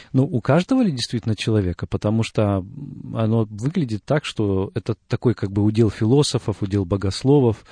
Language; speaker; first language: Russian; native; Russian